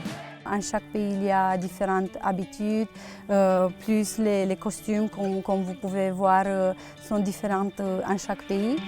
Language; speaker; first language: French; non-native, fluent; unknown